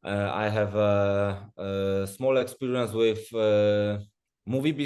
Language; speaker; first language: English; non-native, learner; Polish